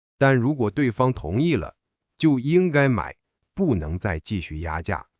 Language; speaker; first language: Chinese; non-native, fluent; English